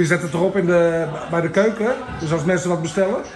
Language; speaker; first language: Dutch; native; Dutch